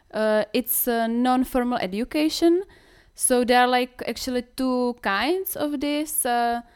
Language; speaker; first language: English; non-native, fluent; Czech